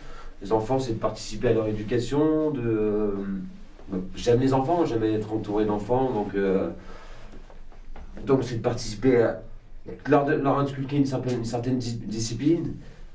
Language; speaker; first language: French; native; French